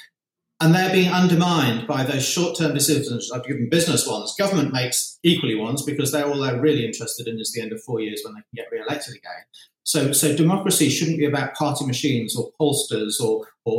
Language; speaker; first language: English; native; English